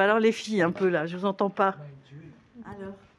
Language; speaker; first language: French; native; French